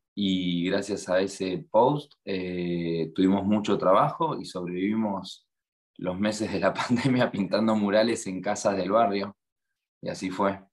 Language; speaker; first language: Spanish; native; Spanish